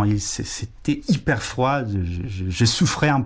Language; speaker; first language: French; non-native, fluent; Spanish